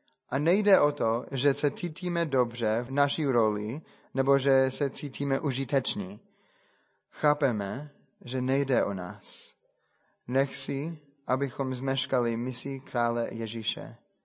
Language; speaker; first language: Czech; non-native, fluent; English